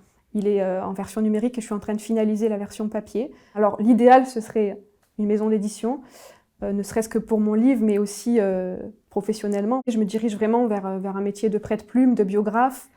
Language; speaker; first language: French; native; French